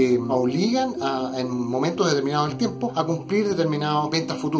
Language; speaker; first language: Spanish; native; Spanish